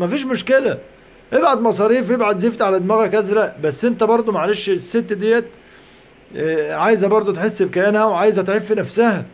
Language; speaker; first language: Arabic; native; Arabic